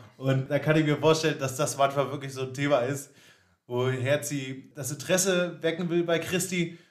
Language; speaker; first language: German; native; German